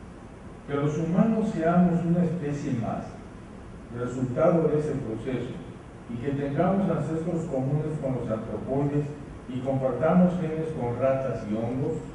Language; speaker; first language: Spanish; native; Spanish